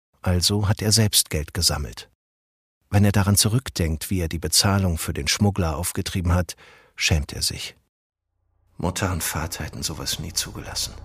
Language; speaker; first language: German; native; German